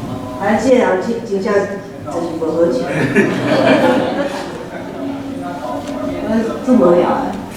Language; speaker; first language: Chinese; early bilingual, heritage; Chinese